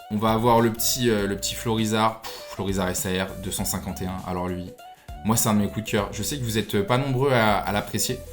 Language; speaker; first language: French; native; French